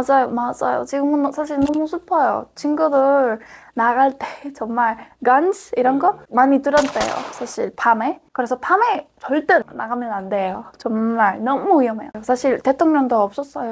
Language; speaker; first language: Korean; non-native, fluent; Spanish